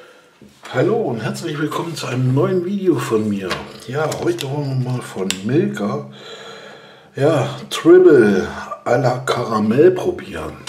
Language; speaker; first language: German; native; German